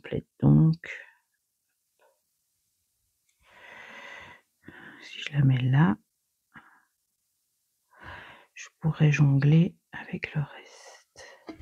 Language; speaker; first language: French; native; French